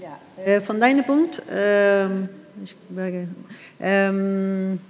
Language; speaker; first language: German; non-native, fluent; Spanish